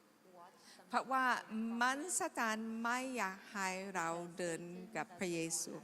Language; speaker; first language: Thai; non-native, fluent; English